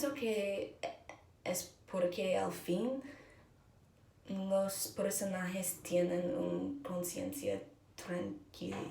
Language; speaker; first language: Spanish; non-native, learner; English